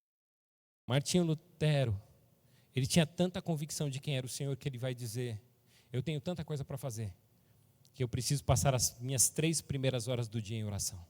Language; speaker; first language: Portuguese; native; Portuguese